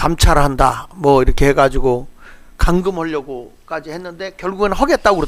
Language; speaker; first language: Korean; native; Korean